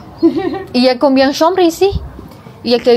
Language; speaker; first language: French; non-native, learner; Indonesian